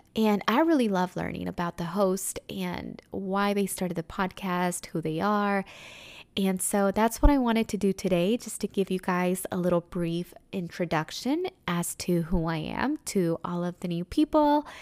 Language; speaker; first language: English; early bilingual, other home language; Spanish